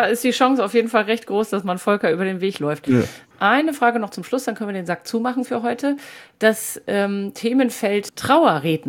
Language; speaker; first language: German; native; German